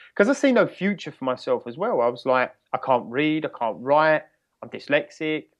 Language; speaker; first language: English; native; English